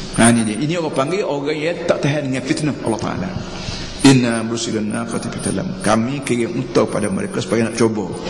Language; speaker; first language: Malay; native; Malay